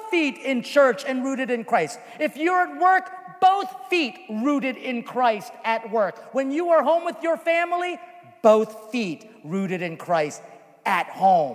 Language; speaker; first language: English; native; English